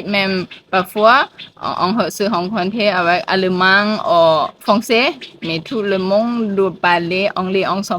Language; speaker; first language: French; non-native, learner; Thai